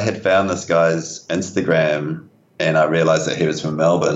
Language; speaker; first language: English; native; English